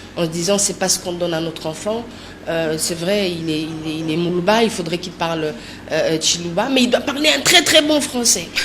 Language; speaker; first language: French; non-native, local second language; Lingala